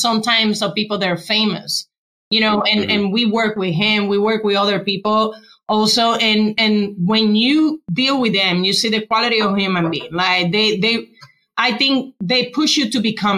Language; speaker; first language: English; non-native, fluent; Spanish